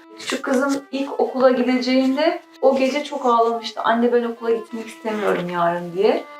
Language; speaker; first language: Turkish; native; Turkish